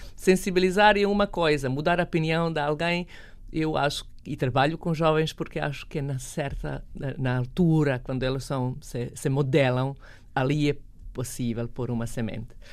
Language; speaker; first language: Portuguese; non-native, fluent; Serbian